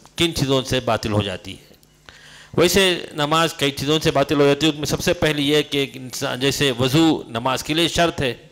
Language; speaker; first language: Urdu; native; Urdu